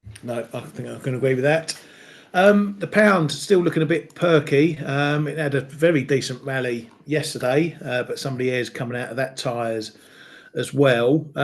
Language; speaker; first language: English; native; English